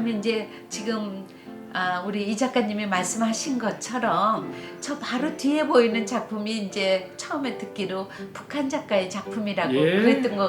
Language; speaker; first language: Korean; native; Korean